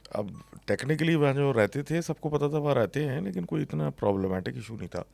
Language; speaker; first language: Urdu; native; Urdu